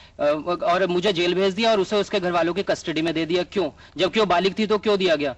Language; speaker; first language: Hindi; native; Hindi